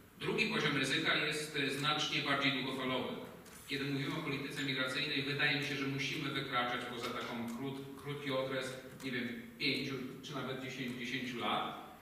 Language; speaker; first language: Polish; native; Polish